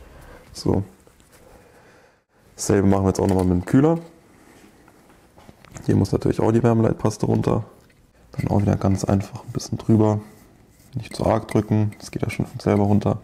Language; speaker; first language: German; native; German